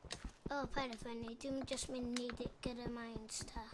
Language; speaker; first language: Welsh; non-native, local second language; English